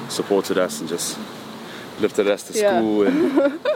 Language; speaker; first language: English; native; English